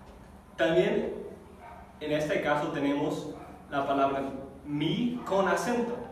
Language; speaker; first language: Spanish; non-native, fluent; English